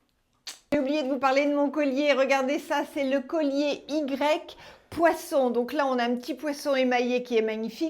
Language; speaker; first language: French; native; French